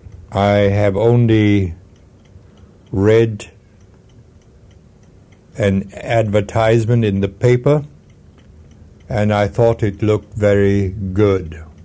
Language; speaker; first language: English; non-native, fluent; Swedish